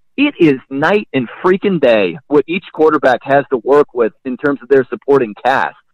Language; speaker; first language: English; native; English